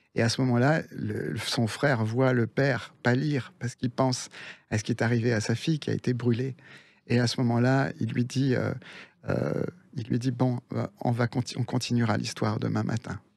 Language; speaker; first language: French; early bilingual, other home language; Spanish